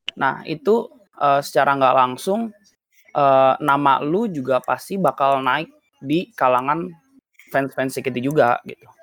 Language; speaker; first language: Indonesian; native; Indonesian